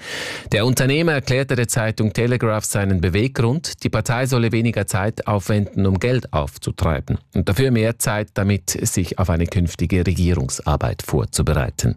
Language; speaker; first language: German; native; German